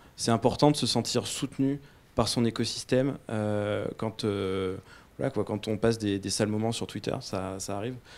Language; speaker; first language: French; native; French